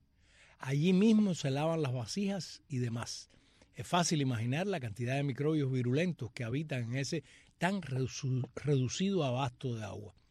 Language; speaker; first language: Spanish; native; Spanish